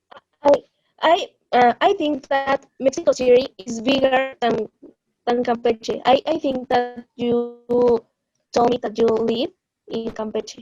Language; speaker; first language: English; non-native, learner; Spanish